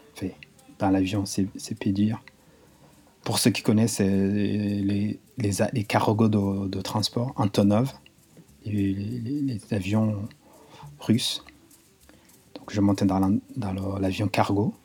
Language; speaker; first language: French; non-native, local second language; Kinyarwanda